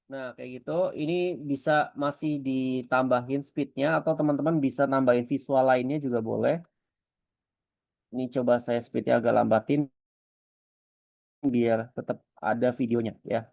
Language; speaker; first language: Indonesian; native; Indonesian